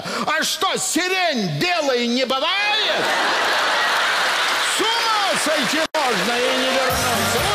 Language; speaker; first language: Russian; native; Russian